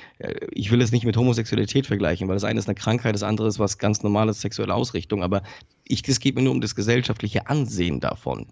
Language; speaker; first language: German; early bilingual, other home language; Polish